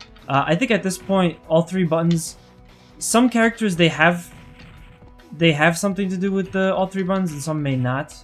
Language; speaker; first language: English; native; English